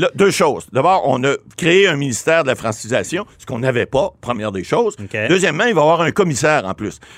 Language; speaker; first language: French; native; French